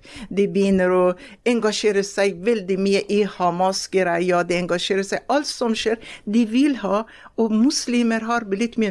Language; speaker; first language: Norwegian; non-native, fluent; Persian